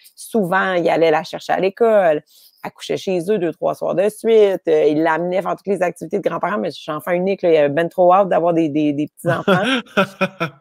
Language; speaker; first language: French; native; French